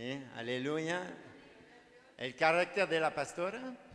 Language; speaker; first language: Spanish; non-native, learner; French